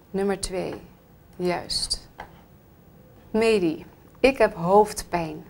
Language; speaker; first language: Dutch; native; Dutch